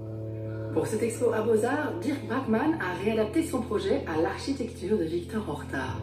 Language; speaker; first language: French; native; French